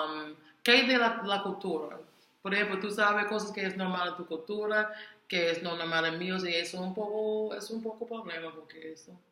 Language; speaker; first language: Spanish; non-native, learner; English